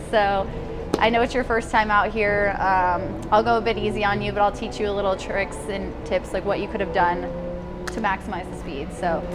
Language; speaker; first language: English; native; English